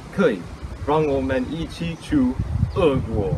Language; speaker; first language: Chinese; non-native, learner; English